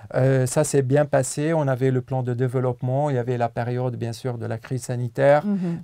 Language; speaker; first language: French; non-native, local second language; Arabic